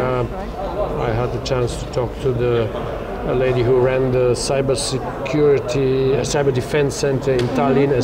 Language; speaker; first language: English; non-native, fluent; German